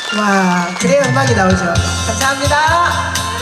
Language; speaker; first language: Korean; native; Korean